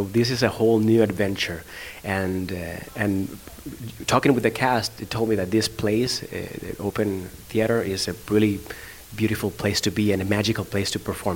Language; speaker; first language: English; non-native, fluent; Spanish